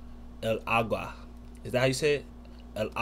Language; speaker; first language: Spanish; non-native, learner; English